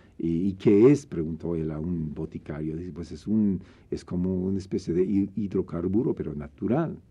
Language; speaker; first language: Spanish; non-native, fluent; English